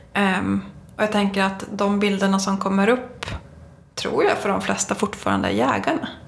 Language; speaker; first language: Swedish; native; Swedish